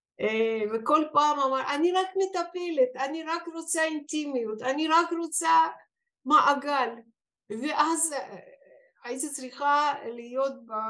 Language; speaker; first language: Hebrew; non-native, fluent; Russian